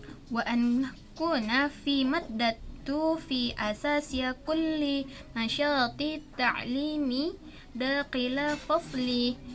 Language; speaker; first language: Arabic; non-native, learner; Indonesian